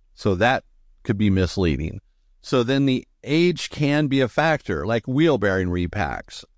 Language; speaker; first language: English; native; English